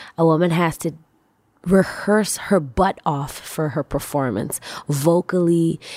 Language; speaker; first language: English; non-native, local second language; Swahili